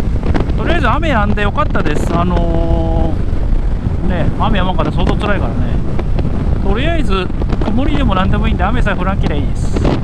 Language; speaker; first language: Japanese; native; Japanese